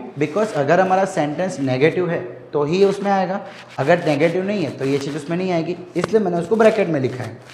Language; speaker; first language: Hindi; native; Hindi